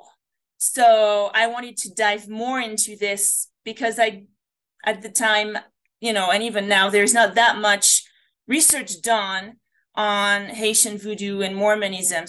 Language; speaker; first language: English; non-native, fluent; French